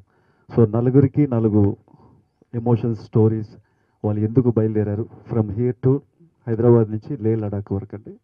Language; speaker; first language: Telugu; native; Telugu